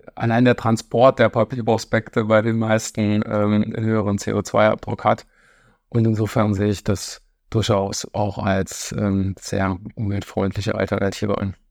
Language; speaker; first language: German; native; German